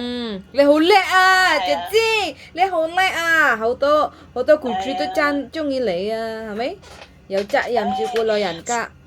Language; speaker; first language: Cantonese; non-native, fluent; Javanese